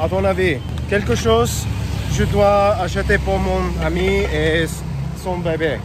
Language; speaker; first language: French; non-native, learner; English